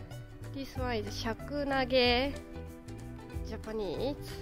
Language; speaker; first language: English; non-native, learner; Japanese